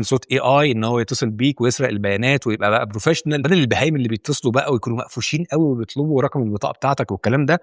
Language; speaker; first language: Arabic; native; Arabic